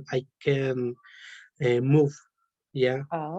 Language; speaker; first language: English; non-native, learner; Spanish